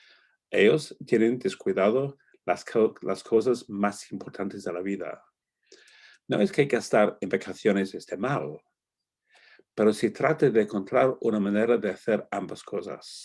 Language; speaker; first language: Spanish; non-native, fluent; English